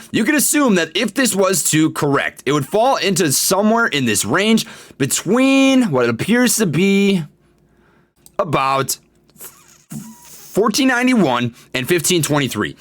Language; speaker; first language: English; native; English